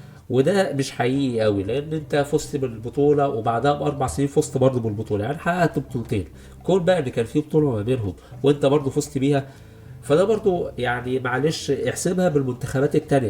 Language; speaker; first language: Arabic; native; Arabic